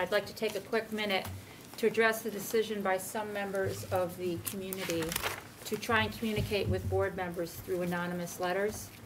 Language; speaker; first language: English; native; English